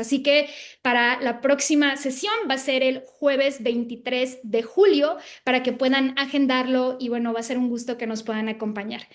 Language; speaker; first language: Spanish; native; Spanish